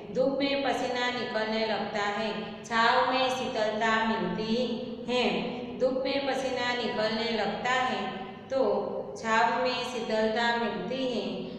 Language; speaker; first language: Hindi; non-native, local second language; Gujarati